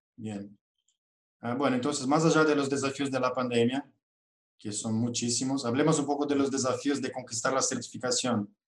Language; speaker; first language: Spanish; non-native, fluent; Portuguese